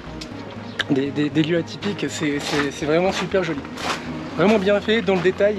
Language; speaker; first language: French; native; French